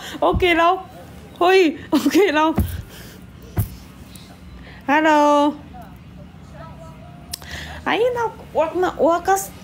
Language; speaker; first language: Filipino; non-native, learner; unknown